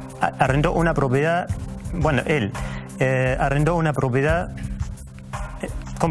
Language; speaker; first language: Spanish; native; Spanish